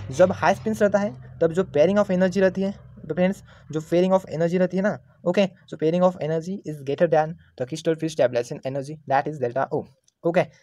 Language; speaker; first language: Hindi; non-native, local second language; Marathi